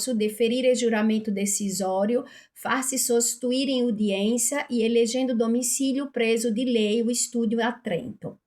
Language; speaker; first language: Italian; non-native, fluent; Portuguese